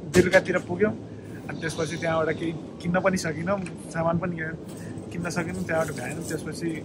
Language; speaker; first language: Nepali; non-native, local second language; Maithili